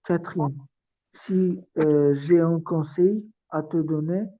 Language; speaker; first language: French; non-native, learner; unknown